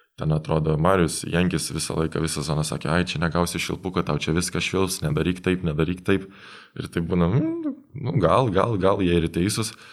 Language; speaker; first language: Lithuanian; native; Lithuanian